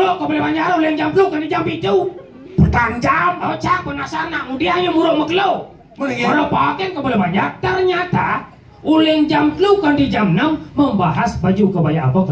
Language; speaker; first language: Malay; non-native, local second language; Balinese